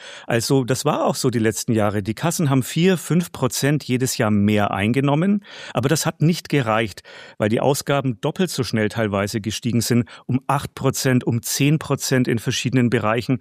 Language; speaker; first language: German; native; German